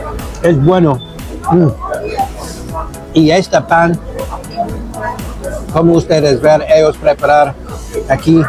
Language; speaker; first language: Spanish; non-native, learner; English